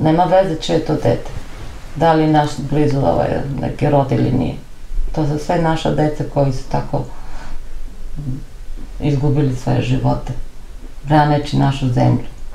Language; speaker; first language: Serbian; non-native, fluent; Armenian